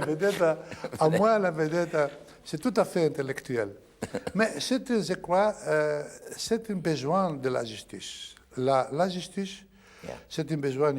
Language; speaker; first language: French; non-native, fluent; Greek